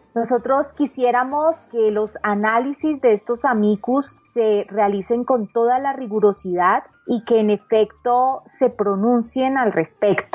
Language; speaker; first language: Spanish; native; Spanish